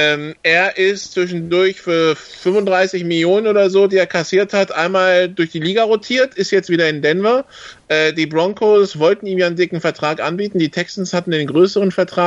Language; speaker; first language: German; native; German